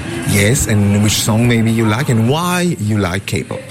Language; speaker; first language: English; non-native, local second language; Morisyen